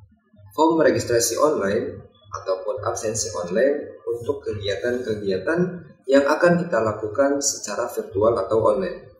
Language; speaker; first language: Indonesian; native; Indonesian